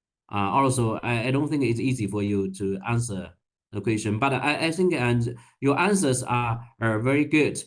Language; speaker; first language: English; non-native, learner; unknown